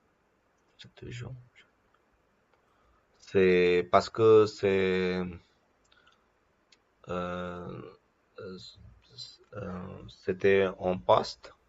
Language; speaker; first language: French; non-native, learner; Telugu